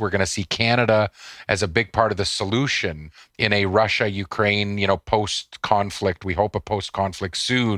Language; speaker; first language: English; native; English